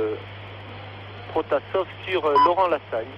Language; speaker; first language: French; native; French